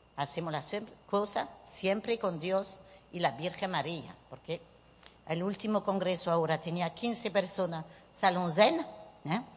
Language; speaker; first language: Spanish; early bilingual, heritage; Spanish